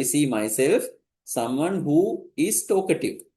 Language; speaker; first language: English; non-native, local second language; Sinhala